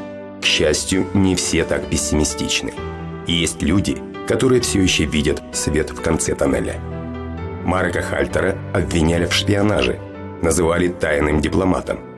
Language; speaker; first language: Russian; native; Russian